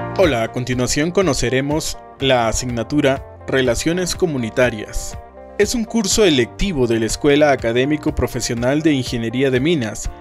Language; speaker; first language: Spanish; native; Spanish